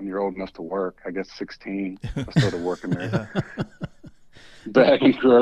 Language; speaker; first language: English; native; English